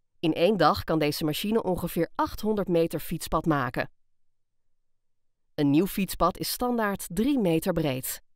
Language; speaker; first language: Dutch; native; Dutch